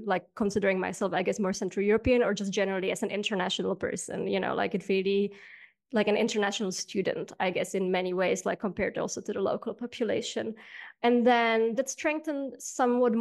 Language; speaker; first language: English; non-native, fluent; Czech